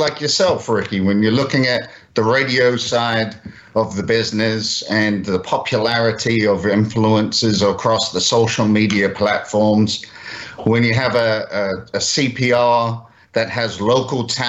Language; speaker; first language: English; native; English